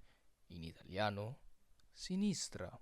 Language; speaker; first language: Italian; non-native, fluent; Filipino